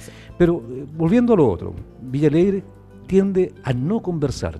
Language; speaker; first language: Spanish; native; Spanish